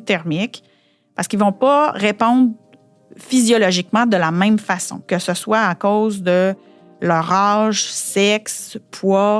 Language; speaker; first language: French; native; French